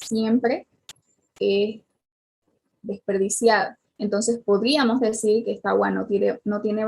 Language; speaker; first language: Spanish; native; Spanish